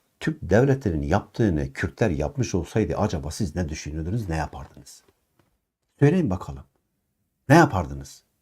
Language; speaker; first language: Turkish; non-native, local second language; Kurdish